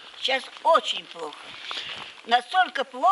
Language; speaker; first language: Russian; native; Russian